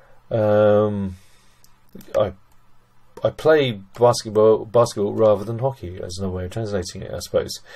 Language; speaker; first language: English; native; English